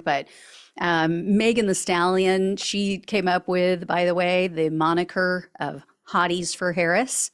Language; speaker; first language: English; native; English